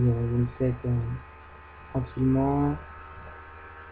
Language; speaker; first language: French; native; French